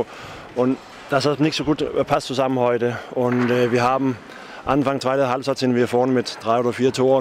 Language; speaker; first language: German; non-native, learner; Danish